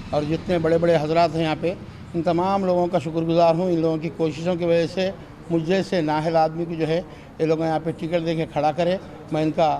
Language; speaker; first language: Urdu; native; Urdu